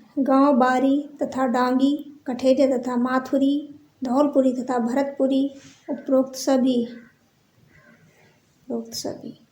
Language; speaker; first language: Hindi; native; Hindi